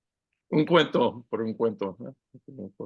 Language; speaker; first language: Spanish; non-native, learner; English